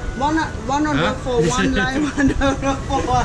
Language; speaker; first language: English; non-native, learner; Turkish